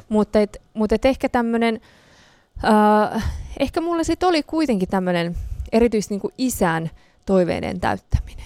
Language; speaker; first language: Finnish; early bilingual, other home language; Persian